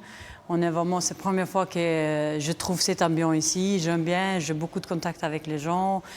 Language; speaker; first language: French; non-native, fluent; Albanian